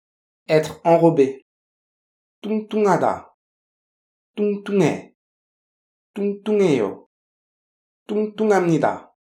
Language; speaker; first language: Korean; non-native, fluent; French